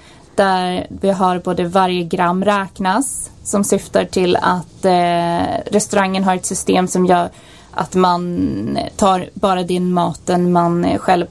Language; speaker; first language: Swedish; native; Swedish